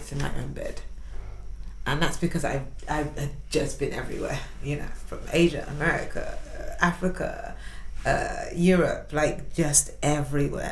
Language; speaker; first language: English; native; English